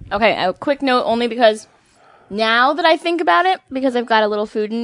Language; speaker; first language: English; non-native, fluent; Spanish